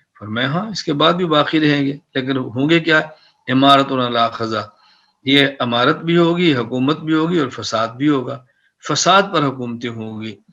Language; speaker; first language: Urdu; non-native, local second language; Punjabi